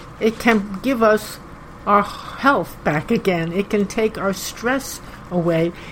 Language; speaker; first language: English; native; English